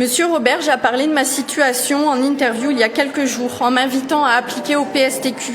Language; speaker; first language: French; native; French